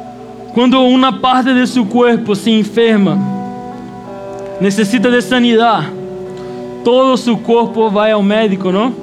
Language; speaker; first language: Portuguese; non-native, learner; Spanish